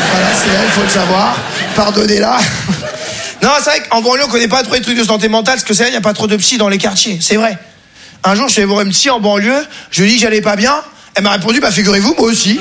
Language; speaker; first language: French; native; French